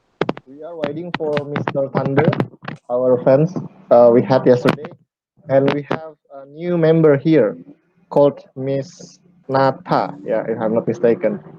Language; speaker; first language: English; non-native, fluent; Indonesian